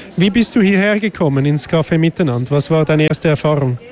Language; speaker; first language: German; native; German